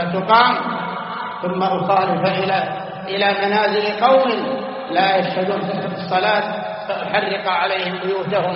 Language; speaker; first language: Arabic; native; Arabic